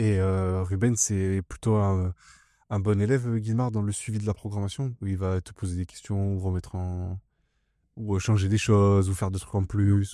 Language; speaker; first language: French; native; French